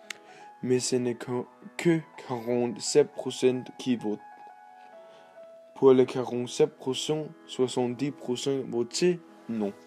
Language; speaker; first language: French; non-native, learner; Danish